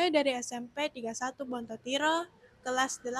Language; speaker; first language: Indonesian; non-native, local second language; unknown